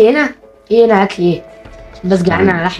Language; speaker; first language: Arabic; native; Arabic